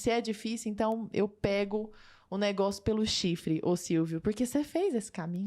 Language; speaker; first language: Portuguese; native; Portuguese